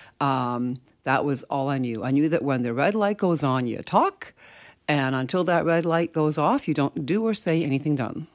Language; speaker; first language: English; early bilingual, other home language; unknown